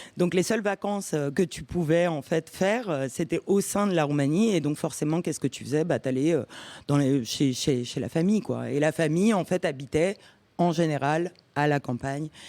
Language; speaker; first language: French; early bilingual, other home language; Romanian